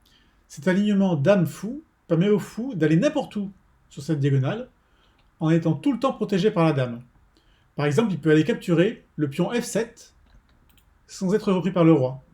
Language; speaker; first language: French; native; French